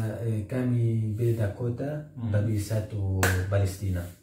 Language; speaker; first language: Indonesian; non-native, learner; Arabic